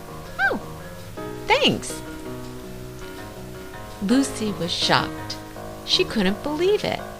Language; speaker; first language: English; native; English